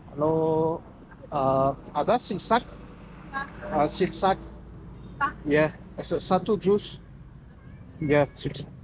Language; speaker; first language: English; non-native, learner; French